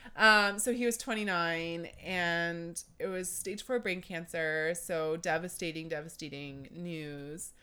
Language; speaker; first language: English; native; English